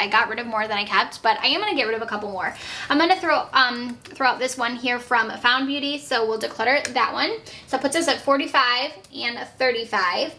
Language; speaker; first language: English; native; English